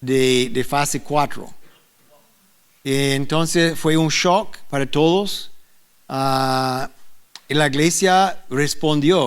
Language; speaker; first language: Spanish; non-native, learner; English